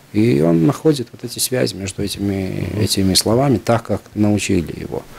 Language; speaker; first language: Russian; non-native, local second language; Latvian